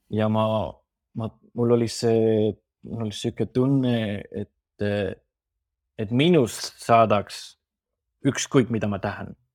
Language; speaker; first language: Estonian; non-native, fluent; Spanish